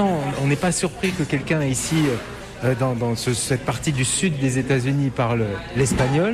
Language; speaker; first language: French; native; French